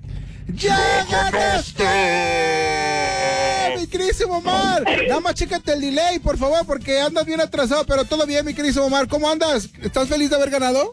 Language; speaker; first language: Spanish; native; Spanish